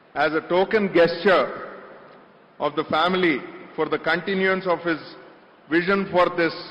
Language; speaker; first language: English; non-native, local second language; Telugu